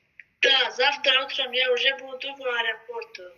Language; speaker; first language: Russian; non-native, learner; Azerbaijani